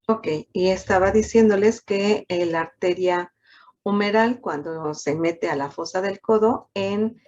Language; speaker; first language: Spanish; native; Spanish